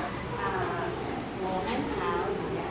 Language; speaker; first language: Chinese; non-native, learner; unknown